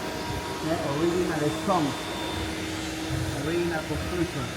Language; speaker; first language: English; non-native, learner; Spanish